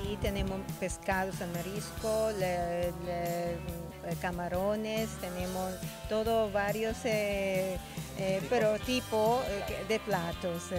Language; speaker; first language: Spanish; non-native, learner; Italian